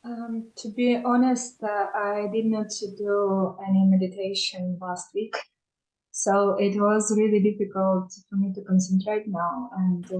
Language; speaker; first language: English; non-native, learner; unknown